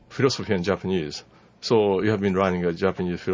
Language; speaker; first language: English; non-native, learner; Japanese